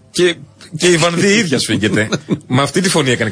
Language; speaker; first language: Greek; native; Greek